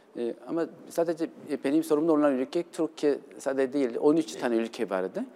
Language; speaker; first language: Turkish; non-native, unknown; Korean